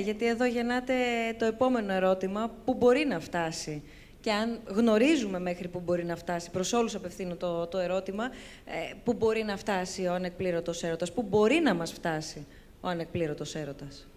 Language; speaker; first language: Greek; native; Greek